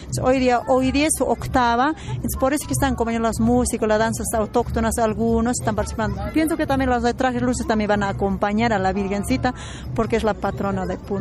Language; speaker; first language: Spanish; native; Spanish